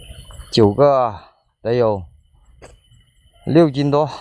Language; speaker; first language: Chinese; native; Chinese